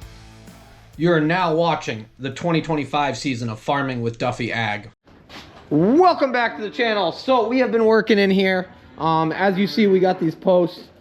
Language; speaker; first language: English; native; English